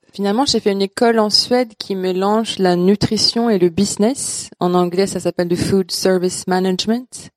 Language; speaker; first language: French; non-native, fluent; Swedish